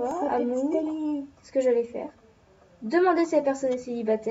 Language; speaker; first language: French; native; French